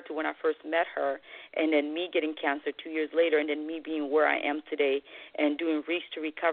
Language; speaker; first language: English; non-native, fluent; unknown